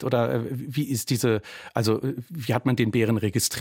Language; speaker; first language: German; native; German